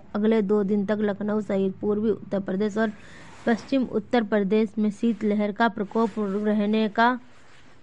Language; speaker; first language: Hindi; native; Hindi